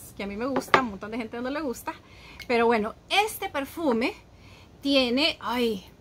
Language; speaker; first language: Spanish; native; Spanish